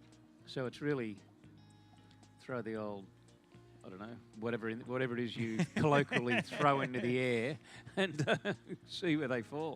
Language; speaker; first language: English; native; English